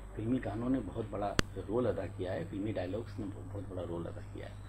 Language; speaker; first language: Hindi; native; Hindi